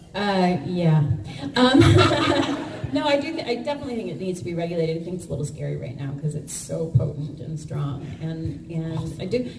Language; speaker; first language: English; native; English